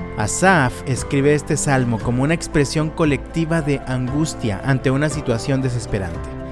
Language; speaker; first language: Spanish; native; Spanish